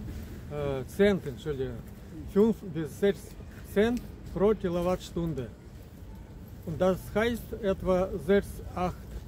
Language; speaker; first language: German; non-native, fluent; Russian